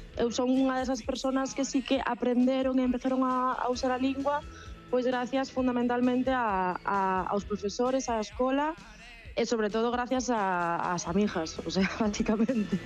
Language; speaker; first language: Galician; non-native, local second language; Spanish